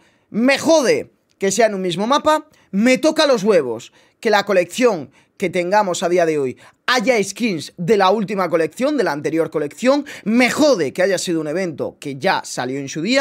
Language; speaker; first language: Spanish; native; Spanish